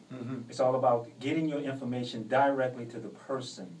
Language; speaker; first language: English; native; English